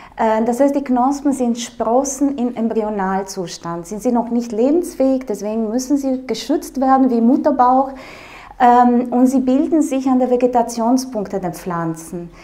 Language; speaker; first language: German; non-native, fluent; Romanian